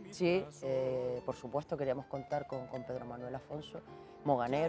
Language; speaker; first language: Spanish; native; Spanish